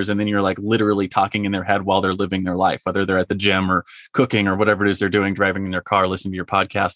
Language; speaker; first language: English; native; English